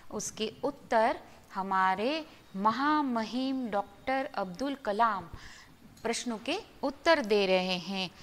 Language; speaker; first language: Hindi; non-native, local second language; Gujarati